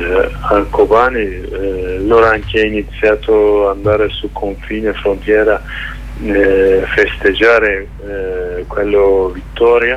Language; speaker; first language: Italian; non-native, learner; Kurdish